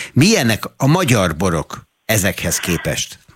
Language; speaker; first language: Hungarian; native; Hungarian